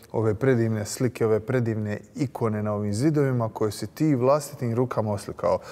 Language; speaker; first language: Croatian; native; Croatian